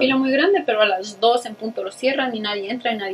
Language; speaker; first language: Spanish; native; Spanish